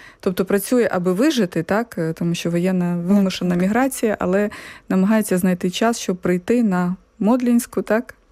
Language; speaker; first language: Ukrainian; native; Ukrainian